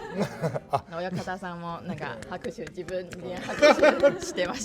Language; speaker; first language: Japanese; non-native, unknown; Chinese